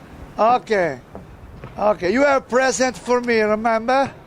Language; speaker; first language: English; non-native, learner; Italian